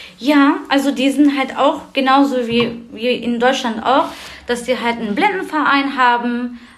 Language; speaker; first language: German; early bilingual, other home language; Turkish